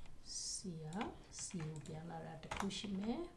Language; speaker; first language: Burmese; native; Burmese